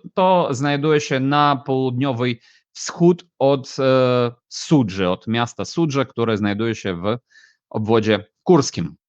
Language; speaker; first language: Polish; non-native, fluent; Ukrainian